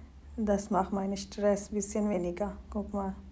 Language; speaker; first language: German; non-native, learner; Hindi